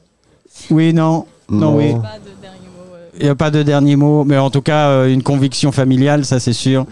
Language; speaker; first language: French; native; French